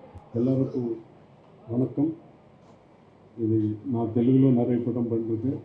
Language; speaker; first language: Tamil; non-native, learner; Telugu